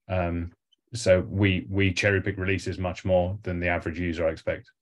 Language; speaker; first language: English; native; English